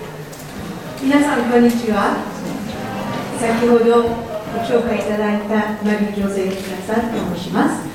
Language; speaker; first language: Japanese; non-native, fluent; French